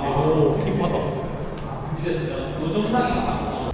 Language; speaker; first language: Korean; native; Korean